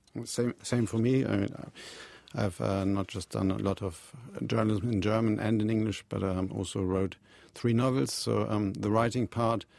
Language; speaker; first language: English; non-native, fluent; German